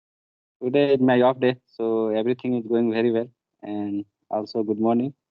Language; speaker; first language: English; non-native, learner; Hindi